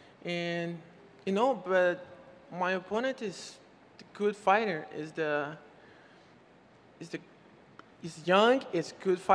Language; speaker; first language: English; non-native, learner; Portuguese